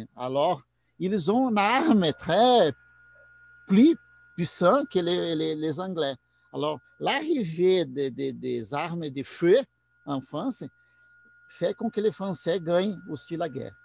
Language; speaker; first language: French; non-native, learner; Portuguese